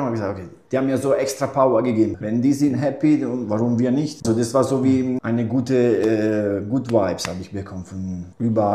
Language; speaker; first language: German; non-native, fluent; Italian